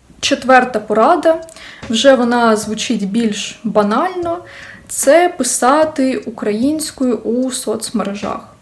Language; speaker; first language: Ukrainian; non-native, local second language; Russian